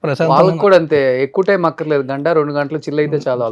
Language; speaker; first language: Telugu; native; Telugu